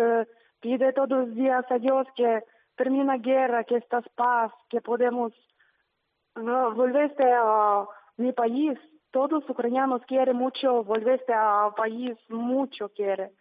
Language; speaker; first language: Spanish; non-native, learner; Ukrainian